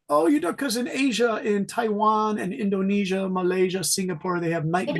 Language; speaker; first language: English; native; English